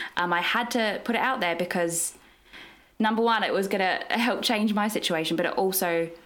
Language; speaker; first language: English; native; English